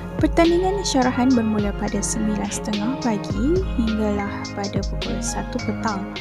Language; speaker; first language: Malay; native; Malay